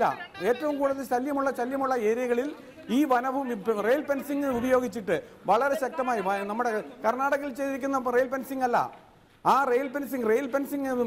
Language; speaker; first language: Malayalam; native; Malayalam